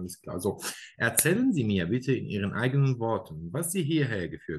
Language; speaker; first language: German; non-native, learner; Arabic